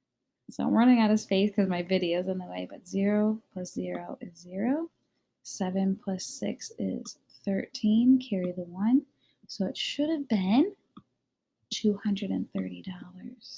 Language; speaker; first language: English; native; English